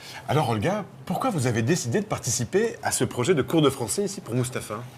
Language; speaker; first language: French; native; French